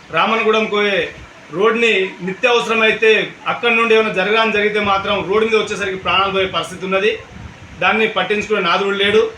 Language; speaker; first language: Telugu; non-native, local second language; Lambadi